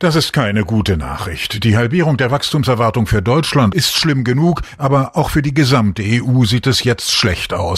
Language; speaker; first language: German; native; German